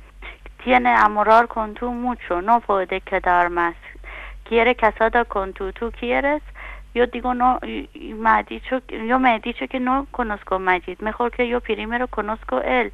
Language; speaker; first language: Spanish; non-native, learner; Persian